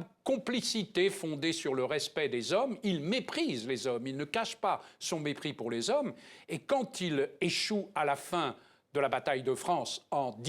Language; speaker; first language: French; native; French